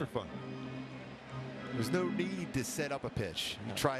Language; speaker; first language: English; native; English